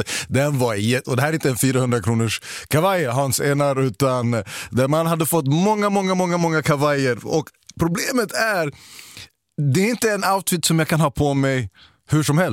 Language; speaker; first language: Swedish; native; Swedish